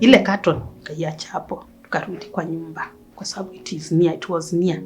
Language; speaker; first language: Swahili; non-native, local second language; Kamba